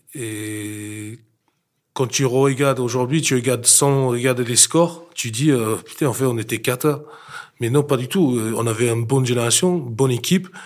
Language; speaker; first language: French; non-native, fluent; English